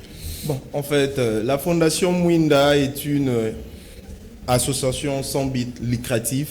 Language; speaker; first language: French; non-native, local second language; Lingala